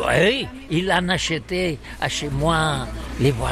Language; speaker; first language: French; non-native, learner; Catalan